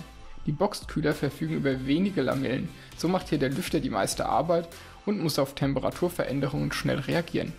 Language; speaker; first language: German; native; German